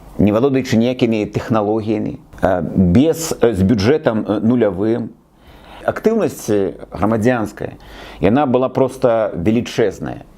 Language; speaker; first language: Belarusian; native; Belarusian